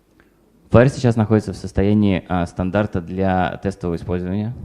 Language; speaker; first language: Russian; native; Russian